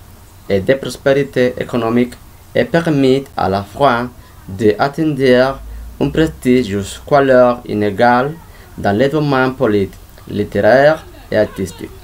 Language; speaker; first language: French; non-native, learner; Spanish